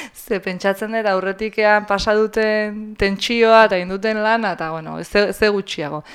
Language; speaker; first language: Basque; native; Basque